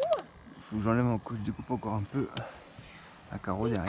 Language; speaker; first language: French; native; French